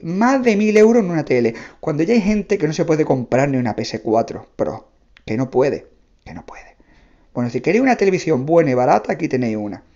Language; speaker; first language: Spanish; native; Spanish